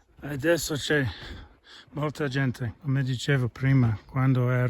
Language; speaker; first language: Italian; non-native, fluent; English